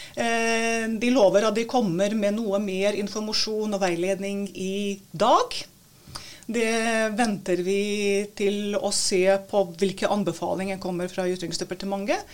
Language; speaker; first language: Norwegian; non-native, fluent; Latvian